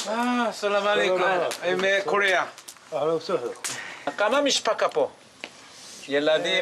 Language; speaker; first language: Hebrew; non-native, learner; Korean